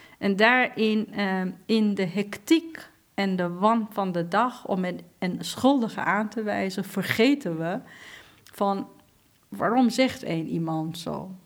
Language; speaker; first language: Dutch; non-native, fluent; Persian